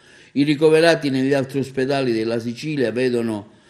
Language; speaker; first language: Italian; native; Italian